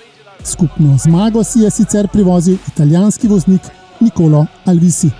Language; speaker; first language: Slovenian; native; Slovenian